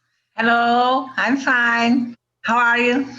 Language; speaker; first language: English; non-native, learner; Portuguese